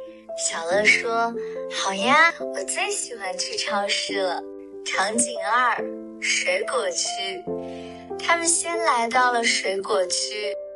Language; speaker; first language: Chinese; native; Chinese